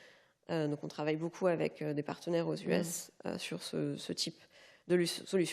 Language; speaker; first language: French; native; French